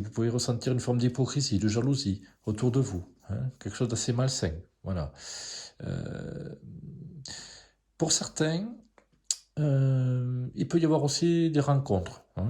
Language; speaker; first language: French; native; French